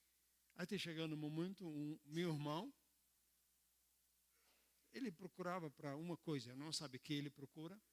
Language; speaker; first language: Portuguese; non-native, learner; Arabic